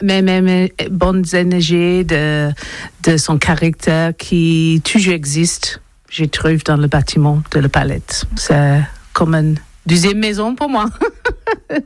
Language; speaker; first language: French; non-native, learner; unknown